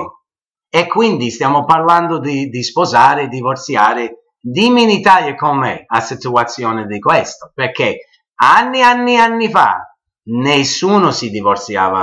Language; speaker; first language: Italian; early bilingual, heritage; English